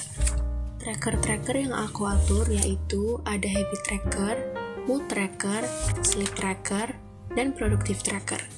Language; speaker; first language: Indonesian; native; Indonesian